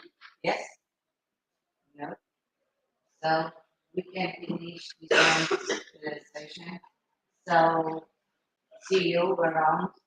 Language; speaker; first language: English; non-native, fluent; Portuguese